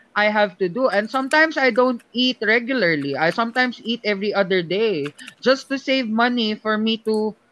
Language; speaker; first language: English; non-native, local second language; Filipino